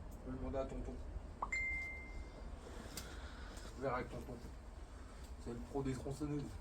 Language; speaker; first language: French; native; French